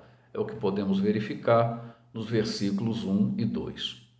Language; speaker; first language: Portuguese; native; Portuguese